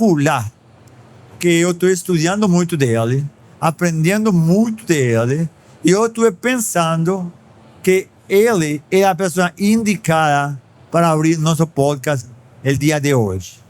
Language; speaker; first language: Portuguese; non-native, fluent; Spanish